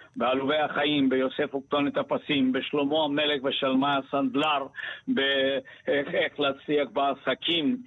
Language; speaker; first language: Hebrew; non-native, fluent; Bulgarian